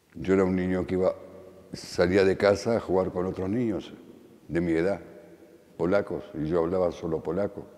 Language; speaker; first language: Spanish; early bilingual, other home language; Polish